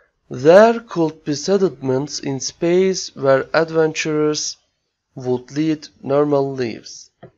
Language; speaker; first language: English; non-native, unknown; Turkish